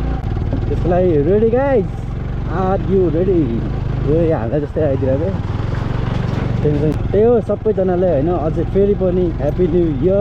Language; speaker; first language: Nepali; native; Nepali